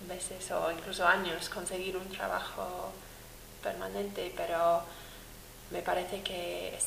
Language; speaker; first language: Spanish; non-native, fluent; English